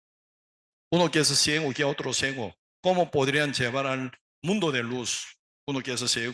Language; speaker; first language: Spanish; non-native, learner; Korean